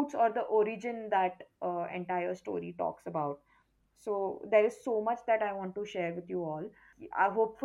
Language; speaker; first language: English; non-native, local second language; Kannada